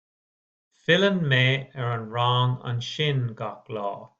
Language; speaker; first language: Irish; non-native, learner; English